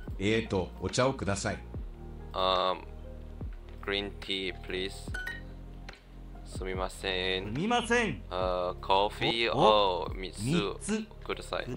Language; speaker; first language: Japanese; non-native, learner; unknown